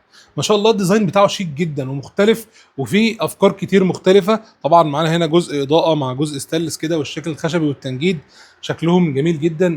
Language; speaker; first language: Arabic; native; Arabic